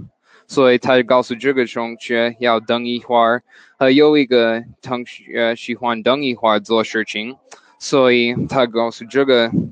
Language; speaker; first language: Chinese; non-native, learner; English